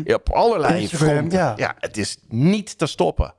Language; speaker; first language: Dutch; non-native, fluent; English